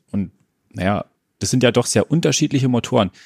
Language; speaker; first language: German; native; German